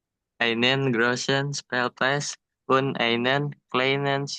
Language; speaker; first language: German; non-native, learner; Indonesian